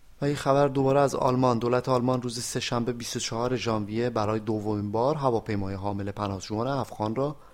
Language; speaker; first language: Persian; native; Persian